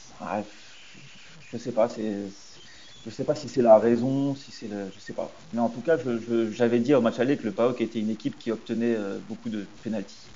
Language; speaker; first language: French; native; French